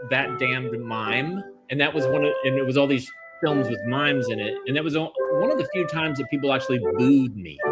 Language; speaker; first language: English; native; English